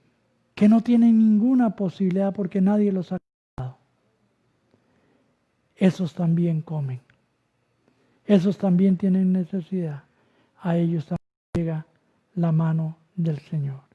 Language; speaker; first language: Spanish; native; Spanish